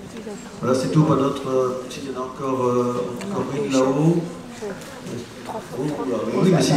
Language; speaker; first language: French; native; French